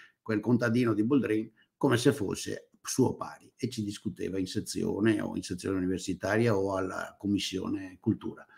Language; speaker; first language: Italian; native; Italian